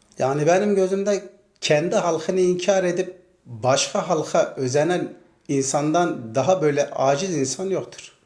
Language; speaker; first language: Turkish; non-native, local second language; Zaza